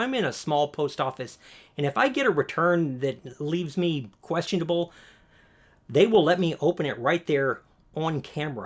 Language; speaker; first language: English; native; English